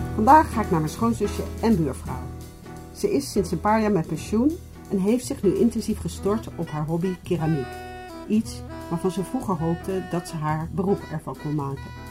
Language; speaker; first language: Dutch; native; Dutch